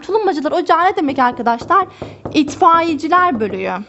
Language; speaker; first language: Turkish; native; Turkish